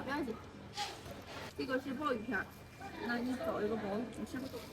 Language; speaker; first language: Chinese; native; Chinese